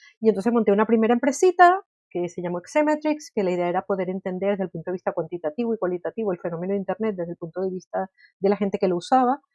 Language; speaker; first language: Spanish; native; Spanish